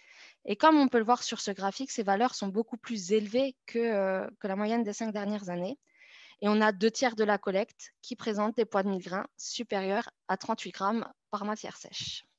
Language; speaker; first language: French; native; French